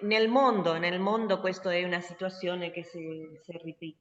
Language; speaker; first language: Italian; non-native, fluent; Spanish